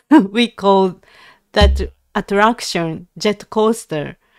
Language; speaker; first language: English; non-native, learner; Japanese